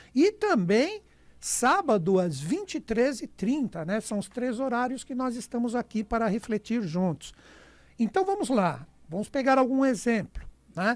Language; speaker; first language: Portuguese; native; Portuguese